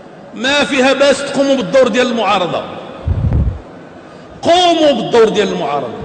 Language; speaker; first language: Arabic; native; Arabic